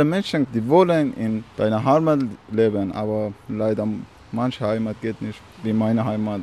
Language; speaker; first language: German; non-native, learner; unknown